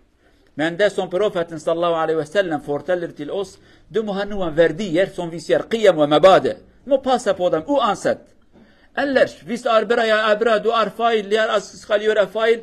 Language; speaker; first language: Swedish; non-native, learner; Kurdish